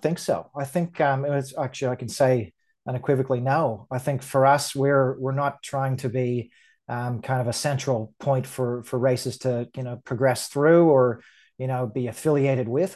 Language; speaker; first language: English; native; English